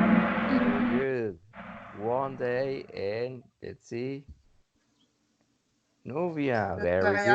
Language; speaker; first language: English; non-native, fluent; Spanish